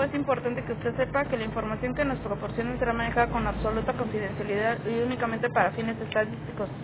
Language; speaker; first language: Spanish; native; Spanish